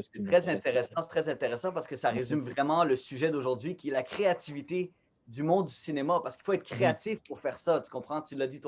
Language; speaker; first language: French; native; French